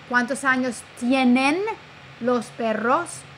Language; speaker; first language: Spanish; non-native, fluent; English